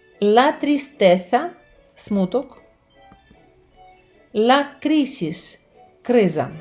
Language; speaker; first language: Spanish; non-native, fluent; Ukrainian